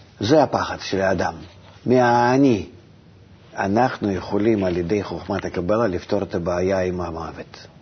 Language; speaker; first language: Hebrew; non-native, fluent; Russian